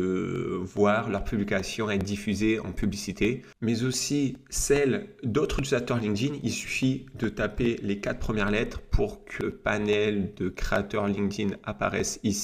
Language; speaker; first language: French; native; French